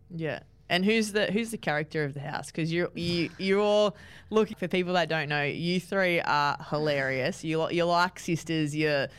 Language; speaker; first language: English; native; English